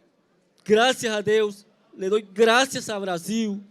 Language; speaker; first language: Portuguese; non-native, learner; Spanish